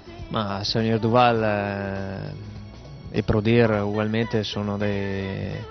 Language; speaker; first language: Italian; native; Italian